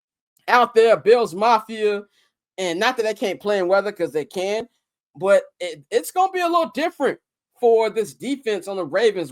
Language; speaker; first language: English; native; English